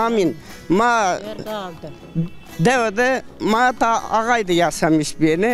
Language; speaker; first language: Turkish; non-native, local second language; Zaza